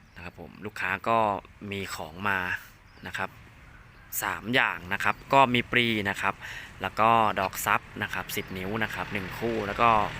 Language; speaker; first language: Thai; non-native, local second language; Northeastern Thai